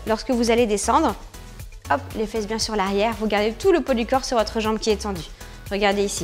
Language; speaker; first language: French; native; French